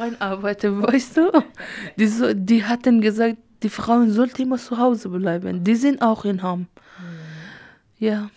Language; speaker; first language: German; non-native, learner; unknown